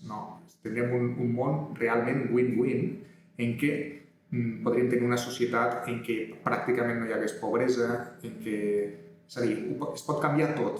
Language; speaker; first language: Catalan; native; Catalan